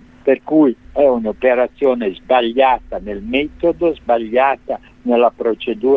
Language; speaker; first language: Italian; native; Italian